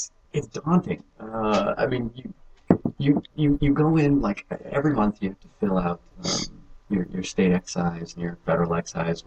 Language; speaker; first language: English; native; English